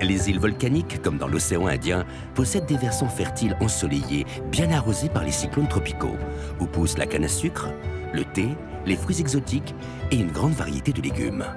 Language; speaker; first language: French; native; French